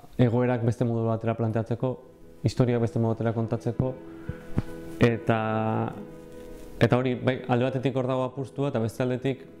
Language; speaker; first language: Basque; native; Basque